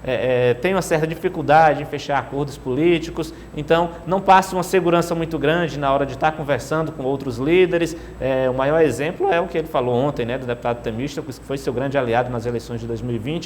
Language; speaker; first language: Portuguese; native; Portuguese